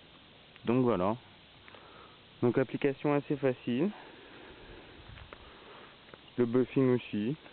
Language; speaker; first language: French; native; French